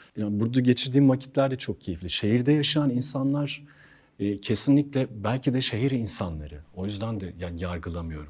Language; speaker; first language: Turkish; native; Turkish